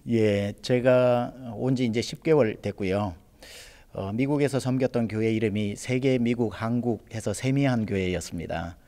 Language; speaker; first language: Korean; native; Korean